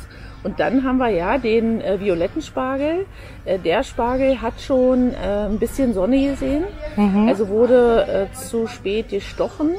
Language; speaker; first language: German; native; German